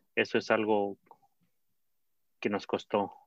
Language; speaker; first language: Spanish; native; Spanish